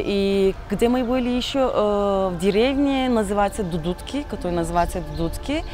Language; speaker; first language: Russian; non-native, learner; Turkish